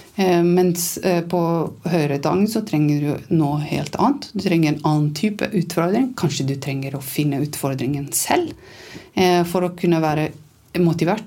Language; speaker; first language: Norwegian; non-native, fluent; Romanian